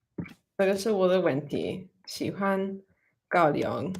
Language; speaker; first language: Chinese; non-native, learner; English